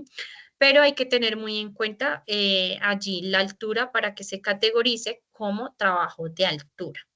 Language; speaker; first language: Spanish; native; Spanish